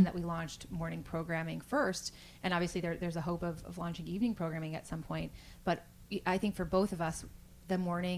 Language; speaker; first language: English; native; English